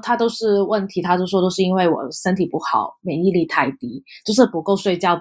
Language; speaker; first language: Chinese; non-native, local second language; Cantonese